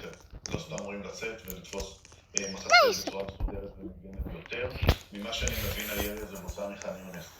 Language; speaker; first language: Hebrew; native; Hebrew